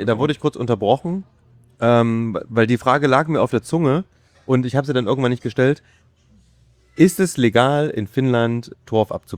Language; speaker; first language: German; native; German